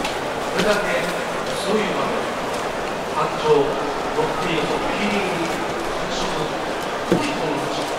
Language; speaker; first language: Japanese; native; Japanese